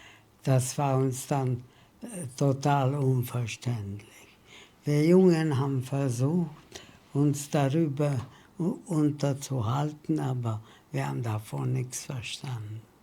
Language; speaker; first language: German; early bilingual, heritage; German